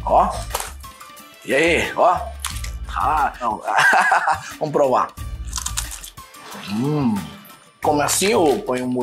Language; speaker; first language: Portuguese; native; Portuguese